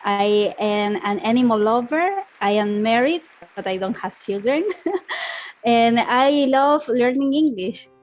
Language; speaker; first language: English; non-native, learner; Spanish